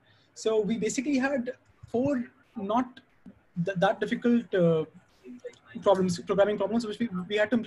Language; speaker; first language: English; non-native, local second language; Hindi